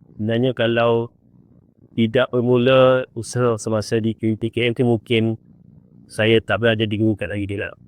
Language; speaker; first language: Malay; native; Malay